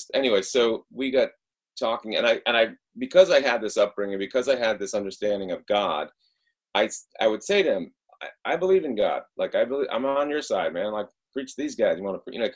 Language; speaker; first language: English; native; English